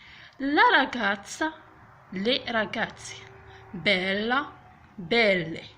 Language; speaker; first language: Italian; non-native, fluent; French